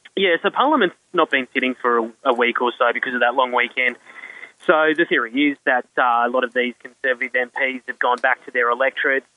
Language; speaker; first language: English; native; English